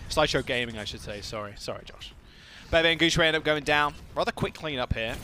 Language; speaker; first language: English; native; English